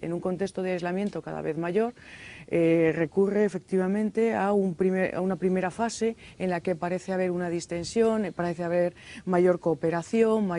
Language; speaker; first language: Spanish; native; Spanish